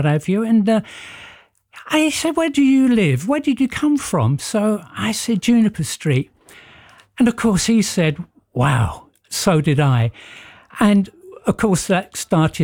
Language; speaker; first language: English; native; English